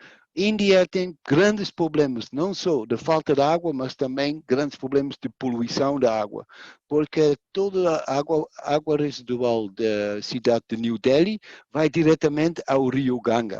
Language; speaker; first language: Portuguese; non-native, fluent; Dutch